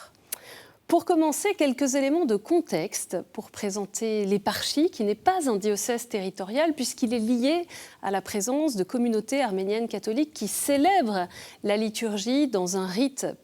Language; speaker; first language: French; native; French